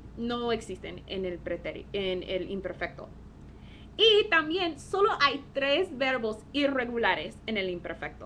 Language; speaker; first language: Spanish; non-native, fluent; English